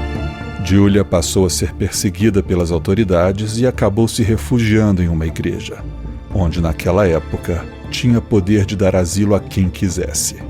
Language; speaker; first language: Portuguese; native; Portuguese